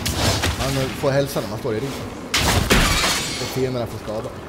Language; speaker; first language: Swedish; native; Swedish